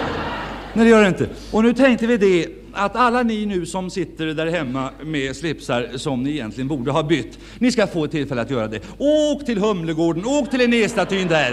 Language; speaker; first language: Swedish; native; Swedish